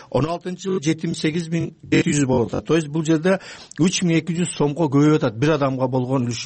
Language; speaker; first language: Kyrgyz; native; Kyrgyz